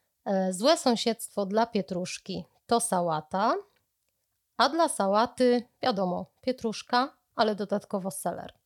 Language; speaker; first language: Polish; native; Polish